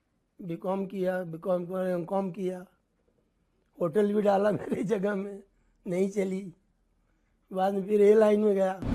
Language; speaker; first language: Hindi; native; Hindi